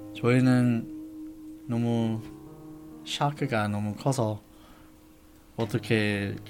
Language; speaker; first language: Korean; non-native, fluent; English